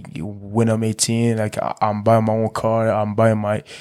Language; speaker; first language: English; early bilingual, other home language; Kinyarwanda